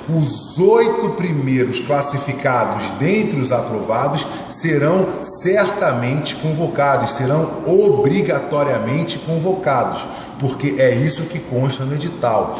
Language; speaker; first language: Portuguese; native; Portuguese